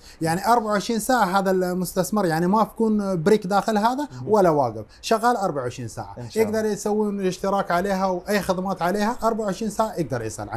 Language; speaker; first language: Arabic; non-native, fluent; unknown